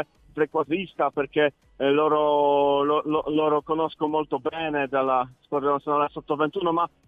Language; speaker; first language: Italian; non-native, learner; Polish